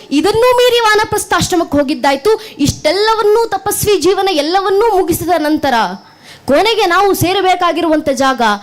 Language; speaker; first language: Kannada; native; Kannada